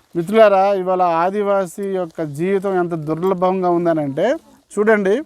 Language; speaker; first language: Telugu; non-native, local second language; Koya